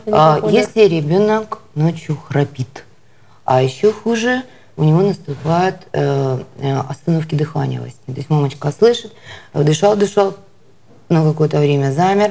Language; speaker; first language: Russian; native; Russian